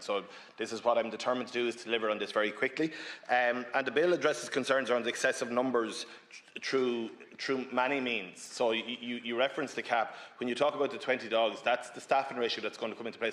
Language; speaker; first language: English; native; English